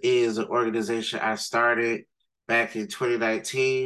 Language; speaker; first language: English; native; English